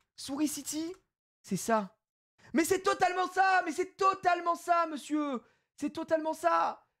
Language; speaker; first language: French; native; French